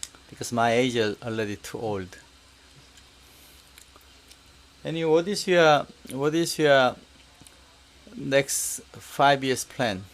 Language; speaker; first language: English; non-native, learner; Korean